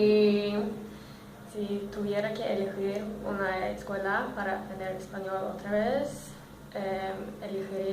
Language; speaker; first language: Spanish; non-native, learner; Swedish